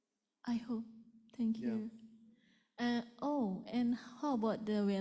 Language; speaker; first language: English; non-native, learner; Indonesian